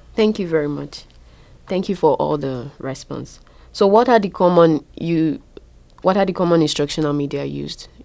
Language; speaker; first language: English; non-native, local second language; Yoruba